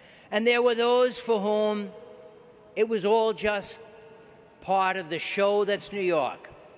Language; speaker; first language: English; native; English